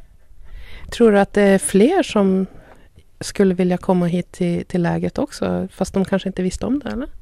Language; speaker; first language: Swedish; native; Swedish